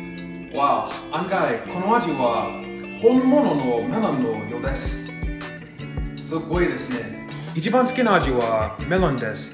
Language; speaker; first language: Japanese; non-native, learner; English